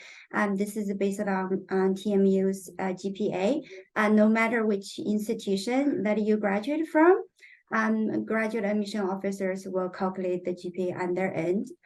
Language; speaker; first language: English; non-native, fluent; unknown